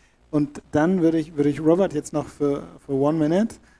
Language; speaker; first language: German; native; German